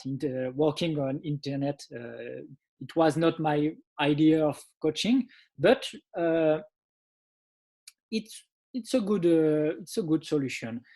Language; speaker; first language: English; non-native, learner; French